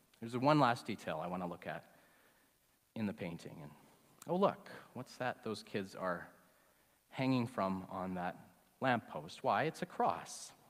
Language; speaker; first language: English; native; English